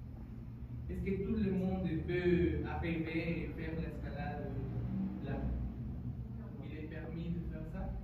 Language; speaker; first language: French; non-native, fluent; Spanish